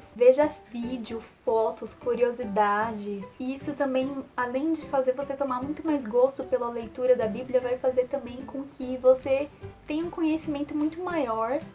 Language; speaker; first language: Portuguese; native; Portuguese